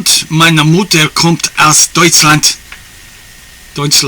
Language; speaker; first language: German; non-native, learner; English